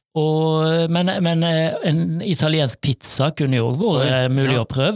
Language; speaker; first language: Norwegian; native; Norwegian